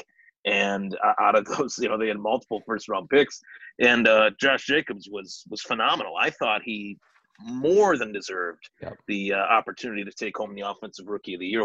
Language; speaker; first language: English; native; English